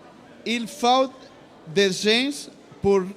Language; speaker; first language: French; non-native, learner; Portuguese